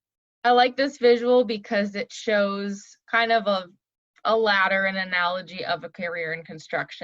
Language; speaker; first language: English; native; English